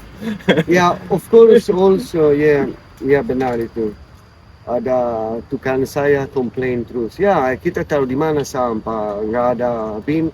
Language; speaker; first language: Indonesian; non-native, fluent; Italian